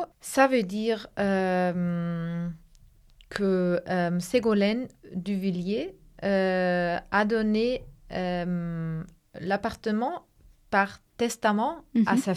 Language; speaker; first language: French; non-native, fluent; German